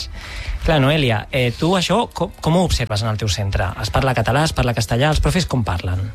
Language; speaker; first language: Catalan; native; Catalan